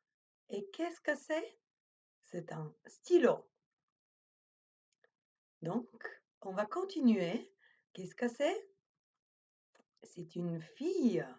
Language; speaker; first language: French; non-native, fluent; Macedonian